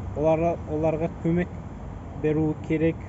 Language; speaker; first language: Kazakh; non-native, fluent; Azerbaijani